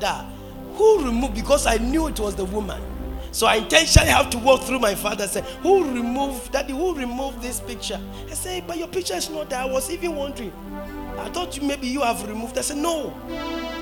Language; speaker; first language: English; non-native, local second language; Akan